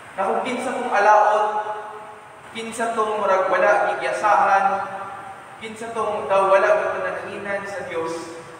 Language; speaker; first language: Cebuano; native; Cebuano